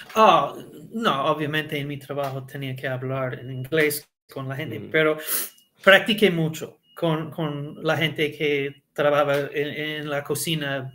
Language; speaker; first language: Spanish; non-native, learner; English